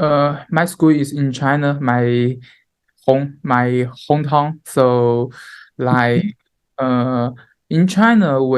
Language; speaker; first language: English; non-native, learner; Chinese